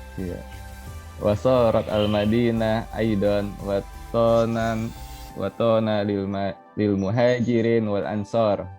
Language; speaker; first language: Arabic; non-native, learner; Indonesian